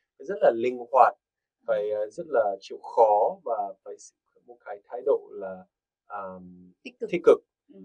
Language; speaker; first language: Vietnamese; non-native, fluent; English